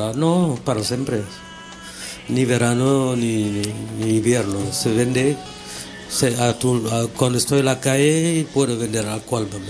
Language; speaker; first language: Spanish; non-native, fluent; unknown